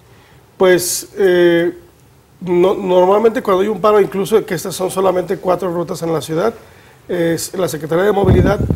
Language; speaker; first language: Spanish; native; Spanish